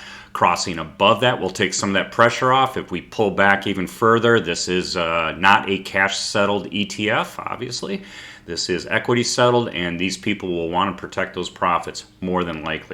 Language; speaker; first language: English; native; English